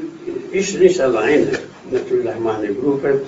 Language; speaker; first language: German; non-native, fluent; Hindi